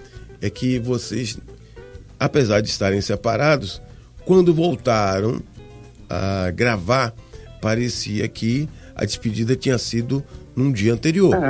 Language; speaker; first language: Portuguese; native; Portuguese